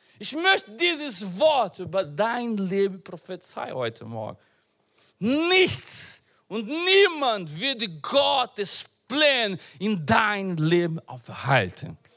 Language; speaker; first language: German; non-native, learner; Portuguese